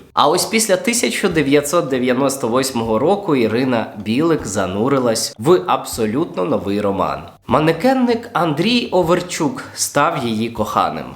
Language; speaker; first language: Ukrainian; non-native, local second language; Russian